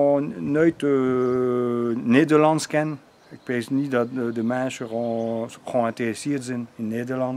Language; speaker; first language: Dutch; non-native, local second language; French